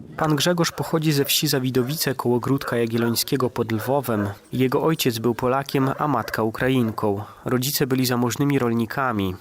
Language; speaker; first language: Polish; native; Polish